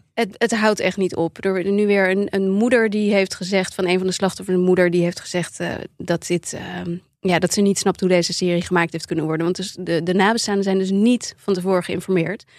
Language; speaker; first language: Dutch; native; Dutch